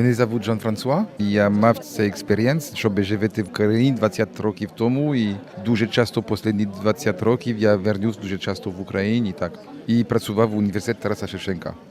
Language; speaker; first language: Ukrainian; non-native, learner; French